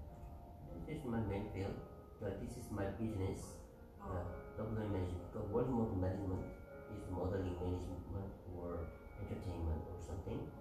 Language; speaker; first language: English; non-native, learner; Korean